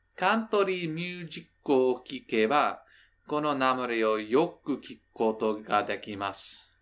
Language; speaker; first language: Japanese; non-native, learner; English